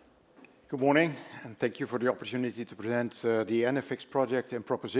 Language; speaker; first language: English; non-native, fluent; Dutch